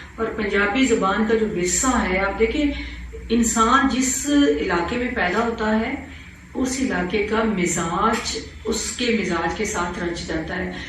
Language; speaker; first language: Urdu; non-native, local second language; Punjabi